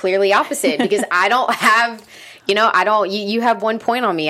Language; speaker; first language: English; native; English